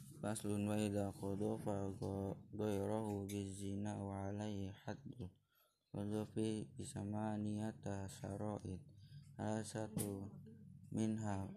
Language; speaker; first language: Arabic; non-native, learner; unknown